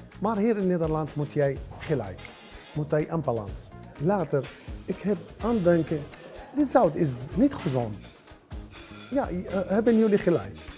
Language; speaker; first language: Dutch; non-native, learner; Arabic